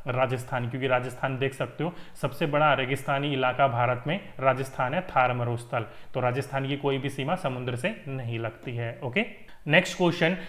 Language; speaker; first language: Hindi; native; Hindi